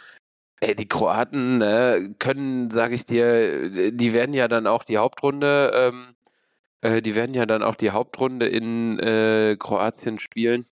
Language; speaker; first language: German; native; German